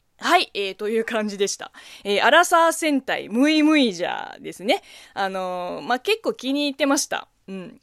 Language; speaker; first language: Japanese; non-native, fluent; Chinese